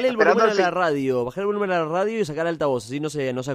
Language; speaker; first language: Spanish; native; Spanish